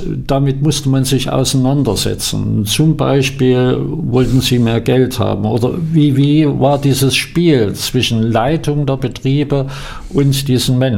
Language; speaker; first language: German; native; German